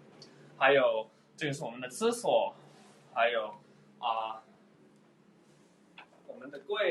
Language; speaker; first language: Chinese; early bilingual, heritage; Chinese